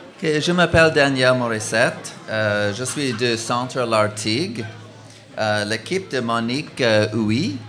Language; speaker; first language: French; non-native, local second language; English